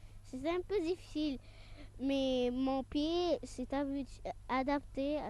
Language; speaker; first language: French; non-native, local second language; Arabic